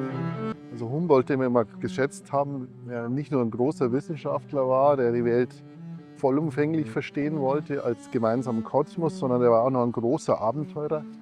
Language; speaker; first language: German; native; German